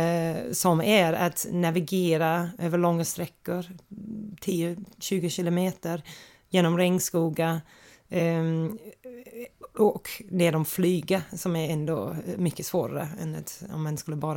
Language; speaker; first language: Swedish; non-native, fluent; English